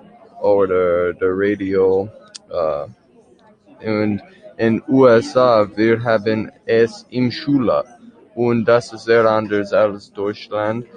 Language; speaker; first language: German; non-native, learner; English